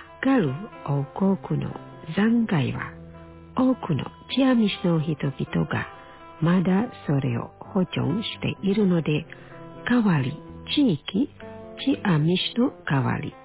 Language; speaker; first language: Japanese; non-native, fluent; Indonesian